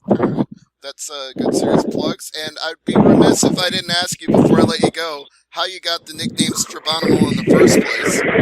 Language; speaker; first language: English; native; English